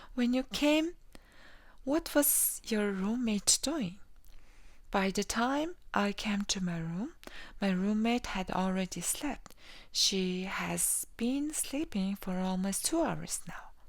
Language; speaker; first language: English; non-native, learner; Mongolian